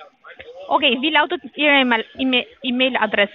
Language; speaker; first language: German; non-native, learner; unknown